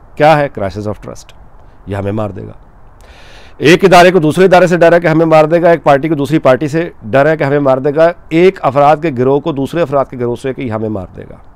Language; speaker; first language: Urdu; native; Urdu